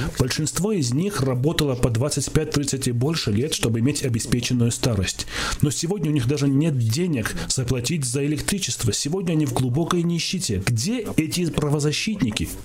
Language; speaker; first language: Russian; non-native, local second language; Armenian